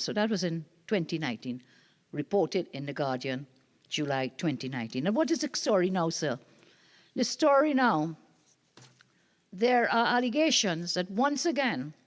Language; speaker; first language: English; native; English